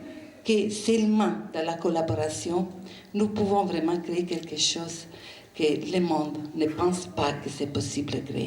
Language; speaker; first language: French; non-native, learner; Italian